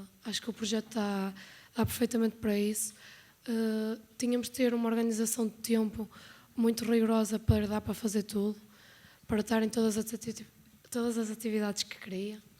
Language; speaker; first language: Portuguese; native; Portuguese